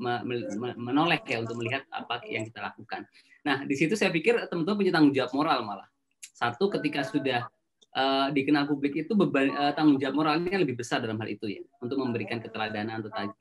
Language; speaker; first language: Indonesian; native; Indonesian